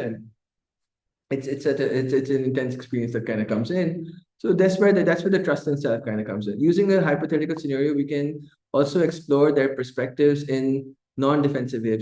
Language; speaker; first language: English; non-native, local second language; Urdu